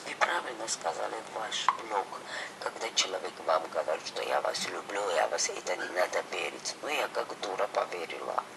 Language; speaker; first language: Russian; non-native, fluent; Georgian